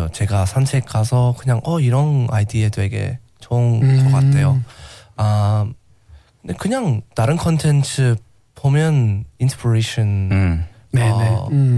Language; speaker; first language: Korean; non-native, learner; English